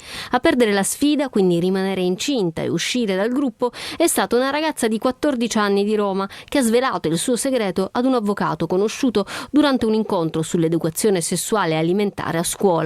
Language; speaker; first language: Italian; native; Italian